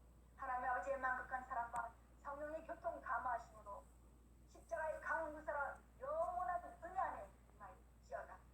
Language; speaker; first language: Korean; native; Korean